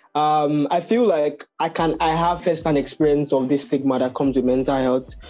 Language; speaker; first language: English; non-native, local second language; Yoruba